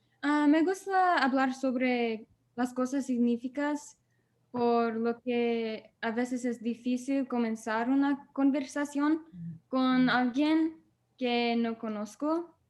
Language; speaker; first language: Spanish; non-native, learner; English